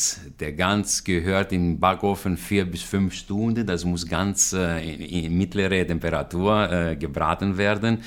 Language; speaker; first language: German; non-native, fluent; Greek